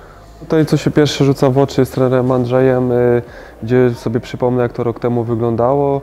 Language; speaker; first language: Polish; native; Polish